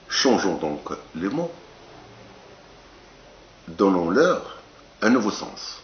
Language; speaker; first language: French; non-native, local second language; Arabic